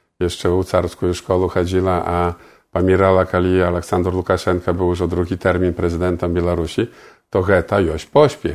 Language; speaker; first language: Polish; non-native, local second language; Belarusian